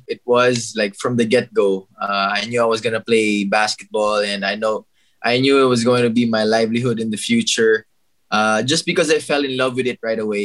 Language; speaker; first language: English; non-native, local second language; Filipino